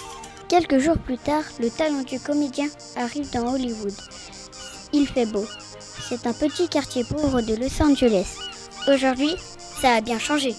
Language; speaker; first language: French; native; French